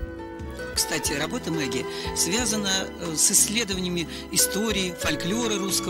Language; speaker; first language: Russian; native; Russian